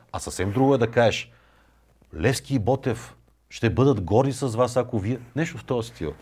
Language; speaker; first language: Bulgarian; native; Bulgarian